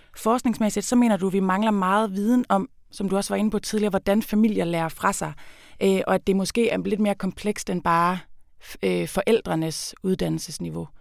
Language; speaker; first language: Danish; native; Danish